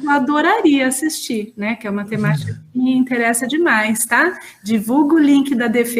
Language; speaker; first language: Portuguese; native; Portuguese